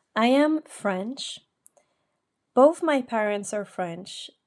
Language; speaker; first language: English; non-native, fluent; French